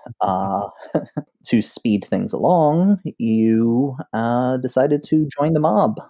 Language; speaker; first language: English; native; English